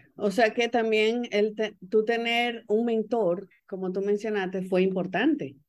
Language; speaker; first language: Spanish; native; Spanish